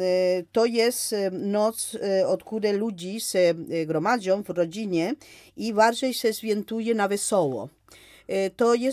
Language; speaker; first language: Polish; non-native, fluent; Spanish